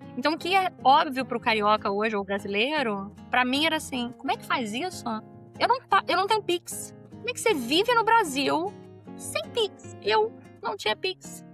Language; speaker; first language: Portuguese; native; Portuguese